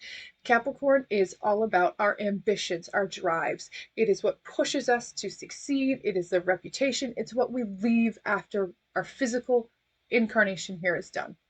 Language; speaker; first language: English; native; English